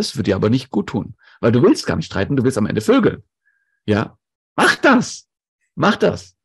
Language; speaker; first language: German; non-native, local second language; Greek